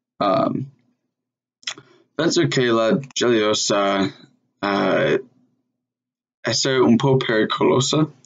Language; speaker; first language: Italian; non-native, learner; English